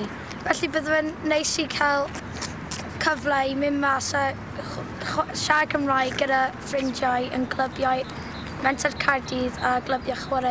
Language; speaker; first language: Welsh; non-native, local second language; English